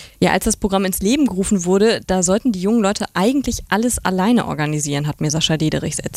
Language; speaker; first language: German; native; German